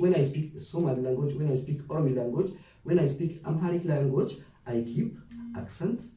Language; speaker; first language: English; non-native, learner; Oromo